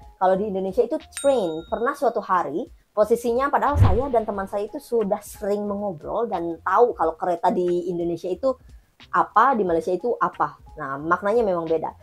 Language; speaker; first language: Indonesian; native; Indonesian